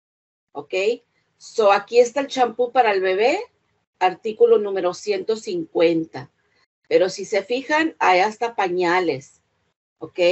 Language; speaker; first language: Spanish; early bilingual, heritage; Spanish